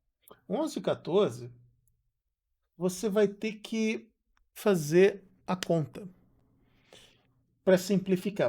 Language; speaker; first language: Portuguese; native; Portuguese